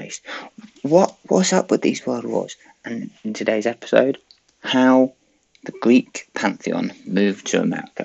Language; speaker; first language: English; native; English